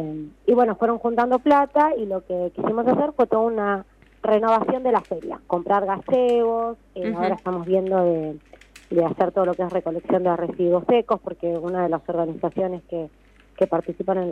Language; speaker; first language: Spanish; native; Spanish